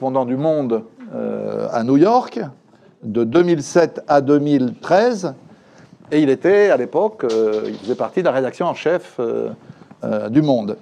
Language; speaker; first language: French; native; French